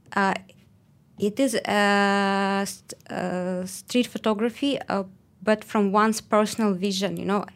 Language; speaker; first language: English; non-native, fluent; Russian